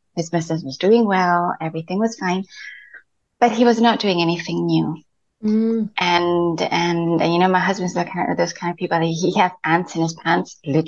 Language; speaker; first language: English; non-native, fluent; Spanish